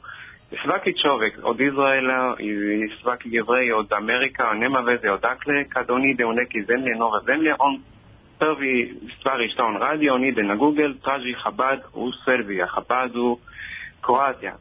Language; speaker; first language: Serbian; non-native, learner; Hebrew